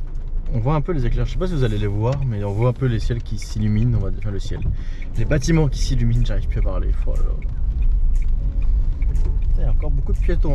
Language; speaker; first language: French; native; French